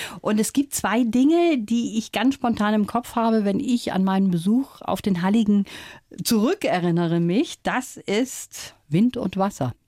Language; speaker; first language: German; native; German